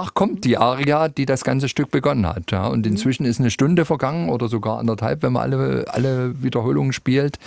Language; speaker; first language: German; native; German